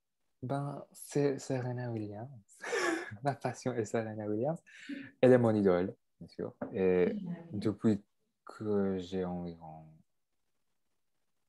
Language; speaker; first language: French; non-native, local second language; English